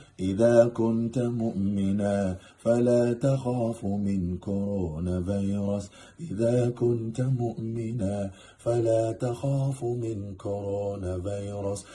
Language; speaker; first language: Arabic; non-native, learner; Kyrgyz